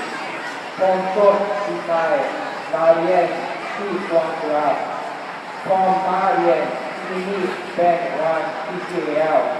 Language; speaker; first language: Thai; non-native, learner; English